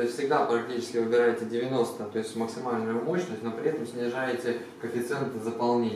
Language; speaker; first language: Russian; native; Russian